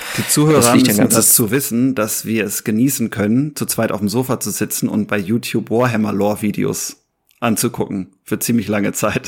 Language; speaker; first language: German; native; German